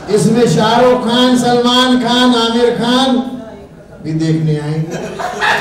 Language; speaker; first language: Hindi; native; Hindi